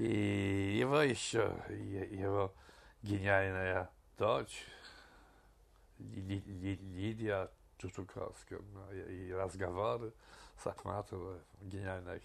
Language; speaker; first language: Russian; non-native, fluent; Polish